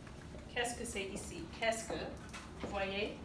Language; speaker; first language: French; non-native, fluent; English